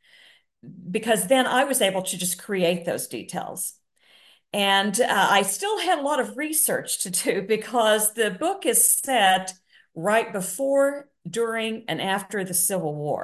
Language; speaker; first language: English; native; English